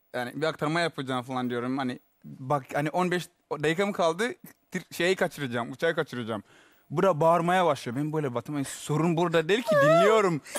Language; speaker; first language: Turkish; non-native, fluent; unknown